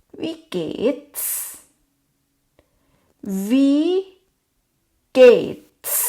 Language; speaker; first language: German; non-native, fluent; Thai